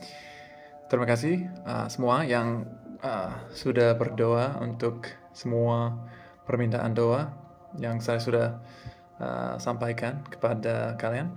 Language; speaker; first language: Indonesian; non-native, fluent; English